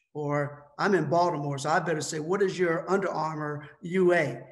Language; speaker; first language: English; native; English